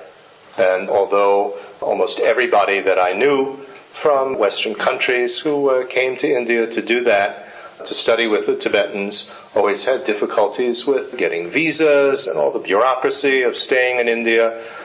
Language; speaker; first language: English; native; English